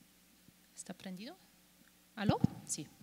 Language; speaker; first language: Spanish; non-native, fluent; German